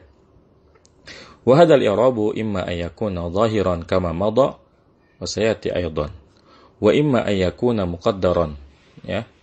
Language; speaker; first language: Arabic; non-native, fluent; Indonesian